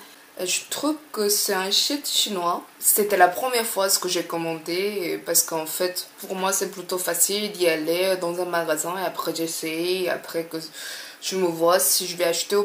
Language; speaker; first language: French; non-native, fluent; Korean